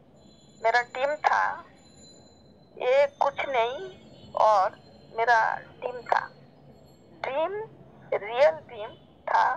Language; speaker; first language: Hindi; non-native, learner; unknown